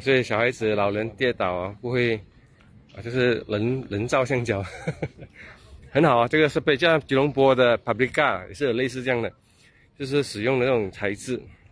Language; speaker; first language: Chinese; native; Chinese